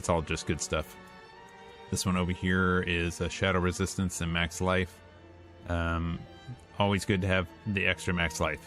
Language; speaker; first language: English; native; English